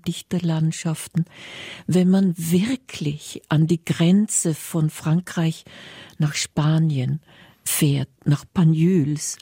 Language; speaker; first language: German; native; German